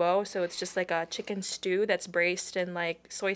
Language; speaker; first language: English; non-native, local second language; Filipino